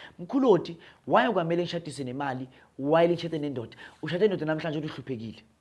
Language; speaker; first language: Zulu; non-native, local second language; Northern Sotho